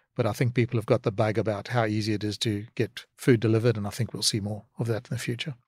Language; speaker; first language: English; native; English